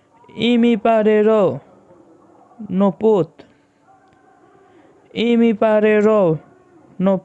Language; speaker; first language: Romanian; non-native, fluent; Bangla